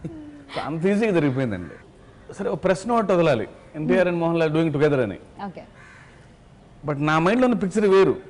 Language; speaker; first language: Telugu; native; Telugu